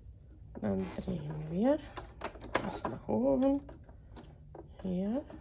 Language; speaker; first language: German; non-native, fluent; Croatian